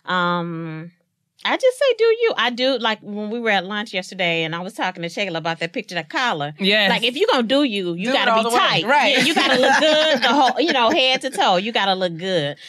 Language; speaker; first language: English; native; English